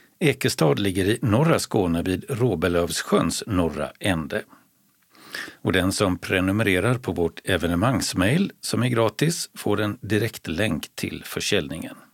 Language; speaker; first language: Swedish; native; Swedish